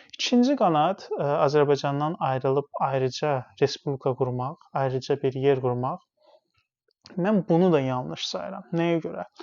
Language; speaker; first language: Azerbaijani; non-native, local second language; Talysh